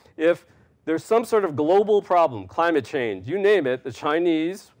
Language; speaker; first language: English; native; English